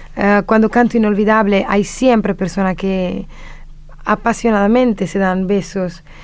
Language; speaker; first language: Spanish; non-native, fluent; Italian